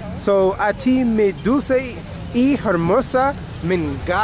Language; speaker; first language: Spanish; non-native, learner; English